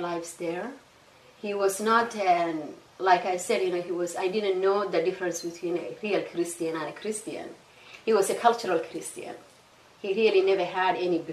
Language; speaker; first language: English; non-native, fluent; Somali